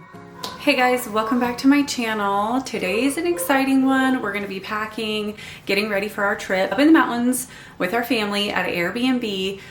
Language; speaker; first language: English; native; English